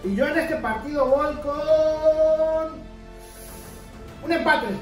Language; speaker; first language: Spanish; native; Spanish